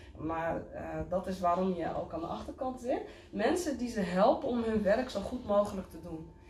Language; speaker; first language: Dutch; early bilingual, other home language; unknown